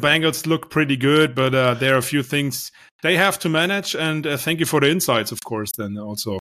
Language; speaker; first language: English; non-native, fluent; German